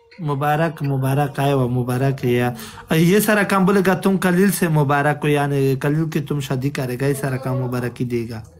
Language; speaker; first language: Hindi; non-native, local second language; Pashto